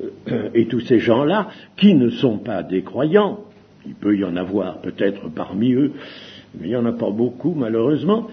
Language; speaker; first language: French; native; French